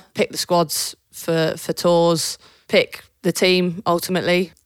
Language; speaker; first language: English; native; English